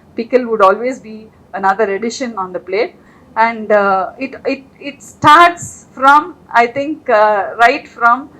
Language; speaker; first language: English; non-native, local second language; Telugu